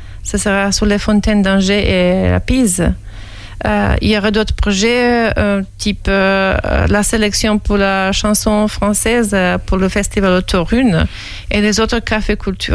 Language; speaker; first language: French; non-native, fluent; Serbian